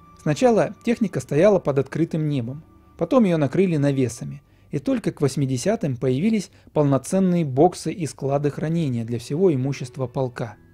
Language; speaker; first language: Russian; native; Russian